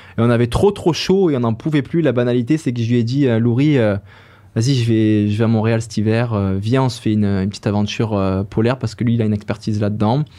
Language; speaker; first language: French; native; French